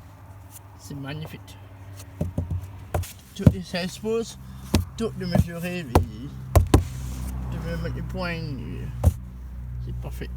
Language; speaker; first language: French; non-native, learner; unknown